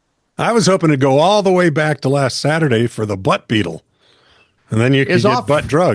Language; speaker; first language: English; native; English